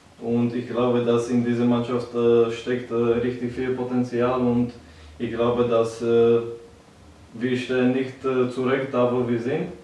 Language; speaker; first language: German; non-native, fluent; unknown